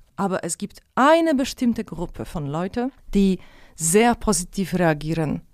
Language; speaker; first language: German; non-native, fluent; Polish